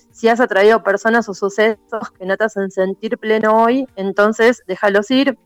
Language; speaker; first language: Spanish; native; Spanish